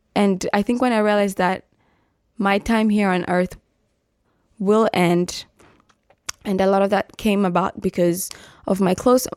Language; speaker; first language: English; non-native, local second language; Meru